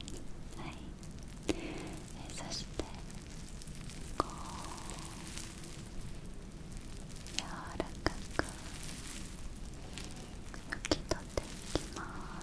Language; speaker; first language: Japanese; non-native, learner; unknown